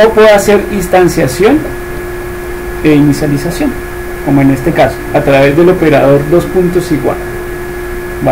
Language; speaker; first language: Spanish; native; Spanish